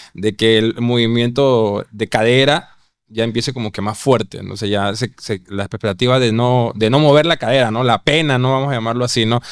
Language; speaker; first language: Spanish; native; Spanish